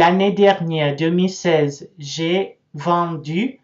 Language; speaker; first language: French; non-native, learner; English